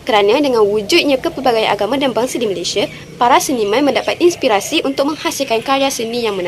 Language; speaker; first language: Malay; native; Malay